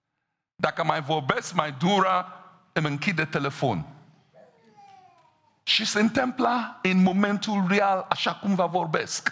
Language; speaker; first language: Romanian; non-native, fluent; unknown